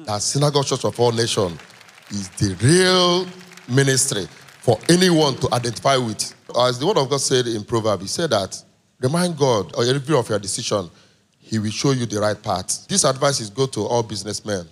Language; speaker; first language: English; non-native, local second language; Igbo